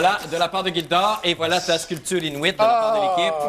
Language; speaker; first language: French; native; French